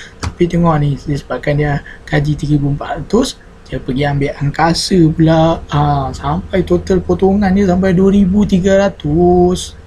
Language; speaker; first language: Malay; native; Malay